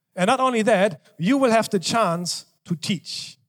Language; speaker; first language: English; non-native, fluent; German